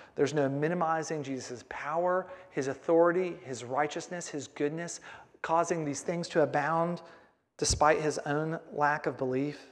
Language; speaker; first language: English; native; English